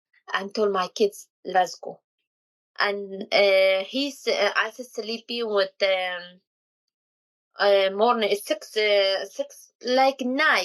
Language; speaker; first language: English; non-native, learner; Kurdish